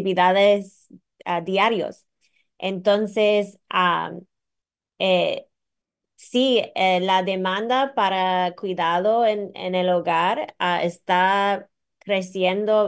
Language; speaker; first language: Spanish; non-native, fluent; English